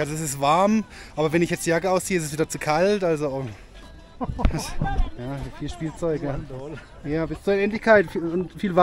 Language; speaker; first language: German; native; German